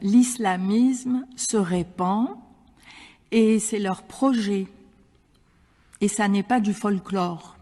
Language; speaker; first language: French; non-native, local second language; Arabic